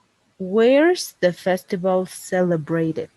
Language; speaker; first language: English; non-native, fluent; Spanish